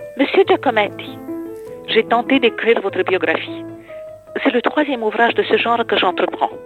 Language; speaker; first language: French; non-native, fluent; Romanian